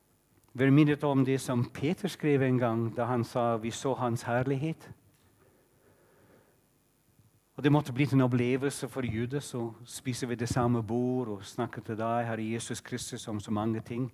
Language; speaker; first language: Norwegian; non-native, fluent; English